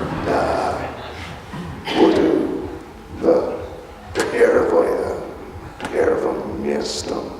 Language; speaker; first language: Russian; non-native, learner; English